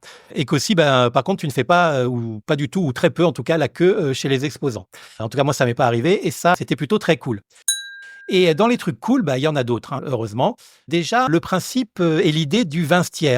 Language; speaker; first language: French; native; French